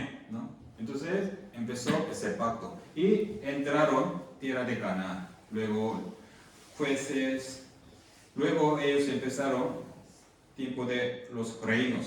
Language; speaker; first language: Spanish; non-native, fluent; Korean